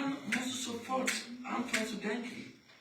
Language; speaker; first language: German; non-native, learner; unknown